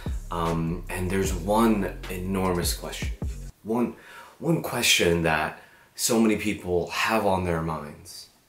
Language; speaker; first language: English; early bilingual, other home language; Korean